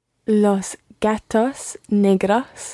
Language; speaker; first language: Spanish; non-native, learner; English